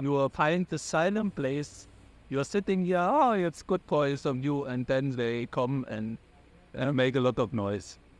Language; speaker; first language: English; non-native, fluent; German